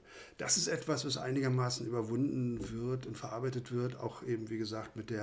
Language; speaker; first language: German; native; German